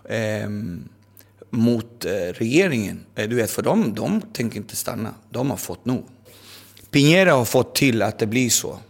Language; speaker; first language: Swedish; early bilingual, other home language; Spanish